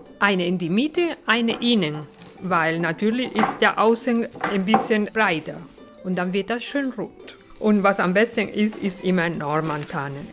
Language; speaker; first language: German; non-native, fluent; Spanish